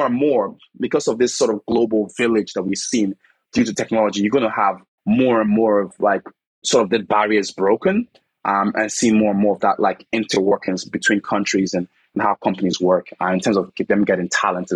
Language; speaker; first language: English; non-native, local second language; Igbo